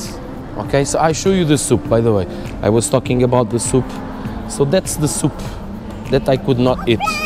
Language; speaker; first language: English; non-native, fluent; Portuguese